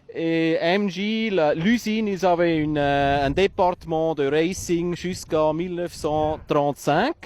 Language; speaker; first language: French; non-native, learner; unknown